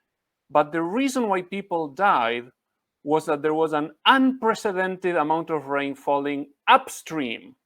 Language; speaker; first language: English; non-native, fluent; Spanish